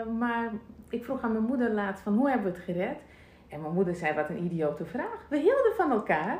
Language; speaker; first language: Dutch; non-native, fluent; Russian